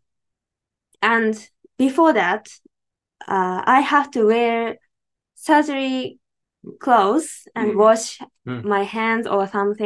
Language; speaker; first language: English; non-native, learner; Japanese